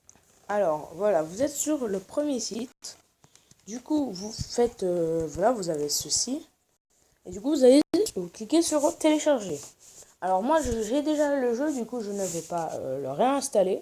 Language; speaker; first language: French; native; French